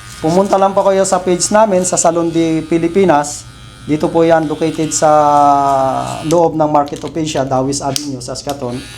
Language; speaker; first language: Filipino; native; Filipino